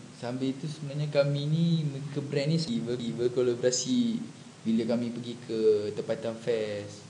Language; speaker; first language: Malay; native; Malay